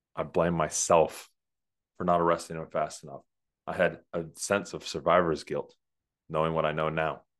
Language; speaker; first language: English; native; English